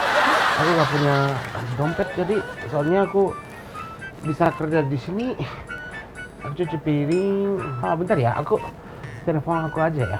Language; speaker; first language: Indonesian; non-native, learner; Japanese